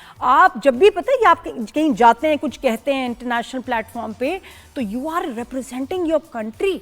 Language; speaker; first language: Urdu; native; Urdu